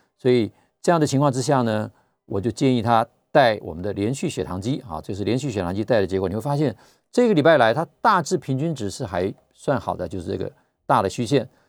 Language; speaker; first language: Chinese; native; Chinese